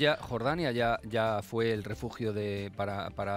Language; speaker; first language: Spanish; native; Spanish